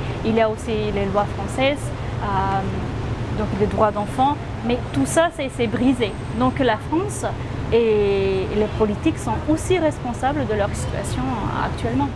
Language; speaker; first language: French; non-native, fluent; Romanian